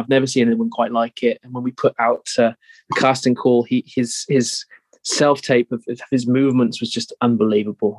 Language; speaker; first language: English; native; English